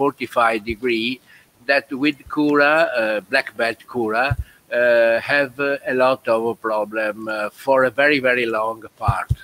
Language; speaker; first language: English; non-native, learner; Italian